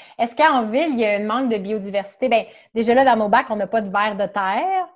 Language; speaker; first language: French; native; French